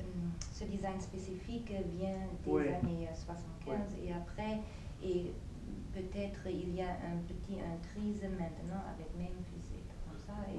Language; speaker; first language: French; non-native, fluent; German